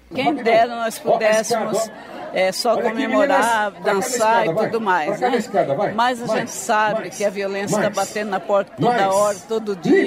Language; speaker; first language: Portuguese; native; Portuguese